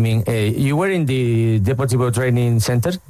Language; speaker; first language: English; non-native, fluent; Spanish